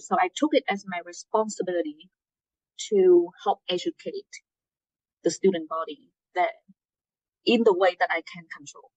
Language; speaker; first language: English; non-native, fluent; Vietnamese